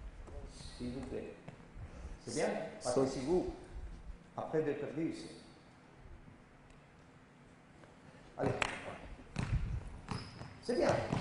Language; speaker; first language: French; non-native, learner; Spanish